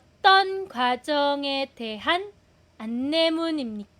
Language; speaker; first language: Korean; non-native, fluent; Filipino